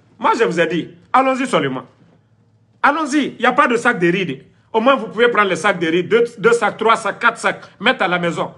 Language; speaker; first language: French; non-native, local second language; Mandingo